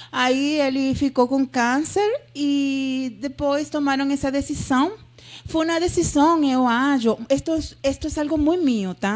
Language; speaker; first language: Portuguese; non-native, fluent; Spanish